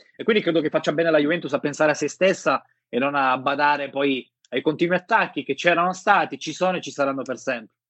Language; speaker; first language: Italian; native; Italian